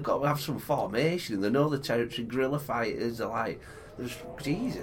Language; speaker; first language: English; native; English